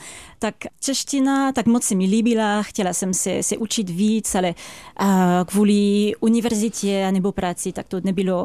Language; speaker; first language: Czech; non-native, fluent; French